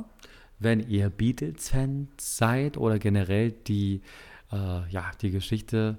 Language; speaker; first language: German; native; German